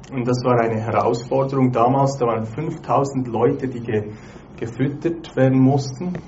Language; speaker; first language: German; native; German